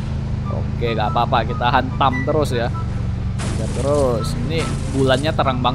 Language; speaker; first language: Indonesian; native; Indonesian